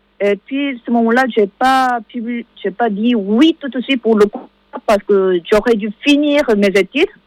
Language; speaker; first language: French; non-native, learner; Korean